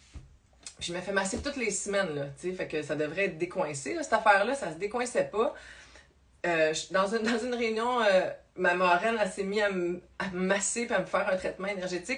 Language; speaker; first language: French; native; French